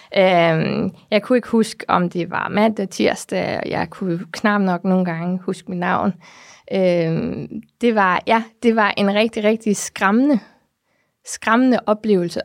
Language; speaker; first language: Danish; early bilingual, heritage; Danish